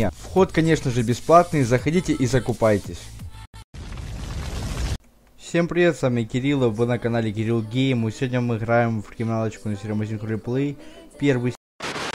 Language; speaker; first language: Russian; native; Russian